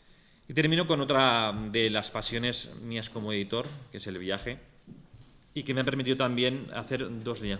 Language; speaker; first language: Spanish; native; Spanish